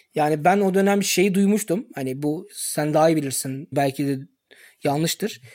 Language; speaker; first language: Turkish; early bilingual, heritage; Turkish